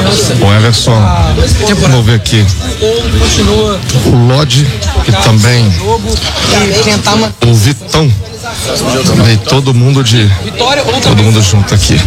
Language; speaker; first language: Portuguese; native; Portuguese